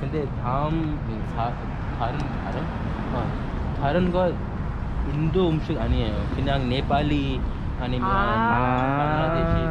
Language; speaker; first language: Korean; non-native, learner; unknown